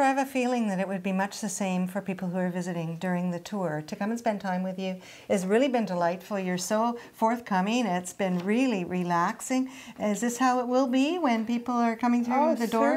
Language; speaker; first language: English; native; English